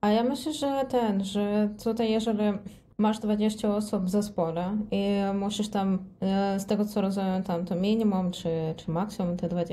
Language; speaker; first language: Polish; non-native, fluent; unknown